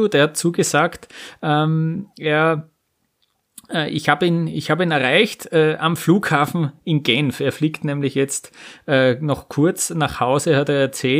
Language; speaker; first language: German; native; German